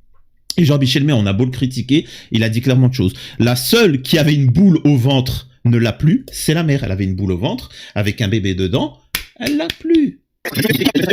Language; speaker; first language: French; native; French